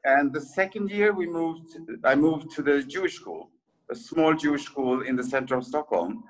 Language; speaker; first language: English; early bilingual, other home language; French